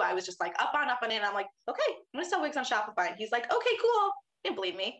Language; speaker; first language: English; native; English